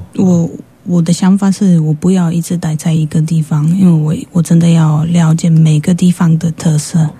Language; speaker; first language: Chinese; non-native, fluent; Polish